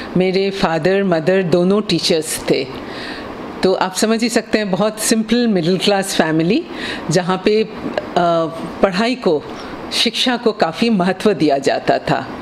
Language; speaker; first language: Hindi; non-native, local second language; Bangla